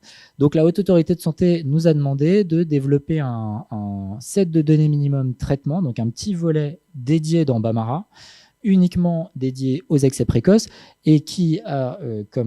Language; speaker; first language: French; native; French